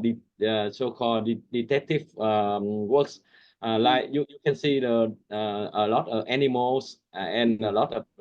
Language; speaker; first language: English; non-native, learner; Vietnamese